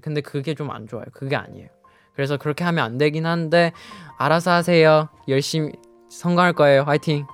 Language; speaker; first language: Korean; non-native, fluent; Chinese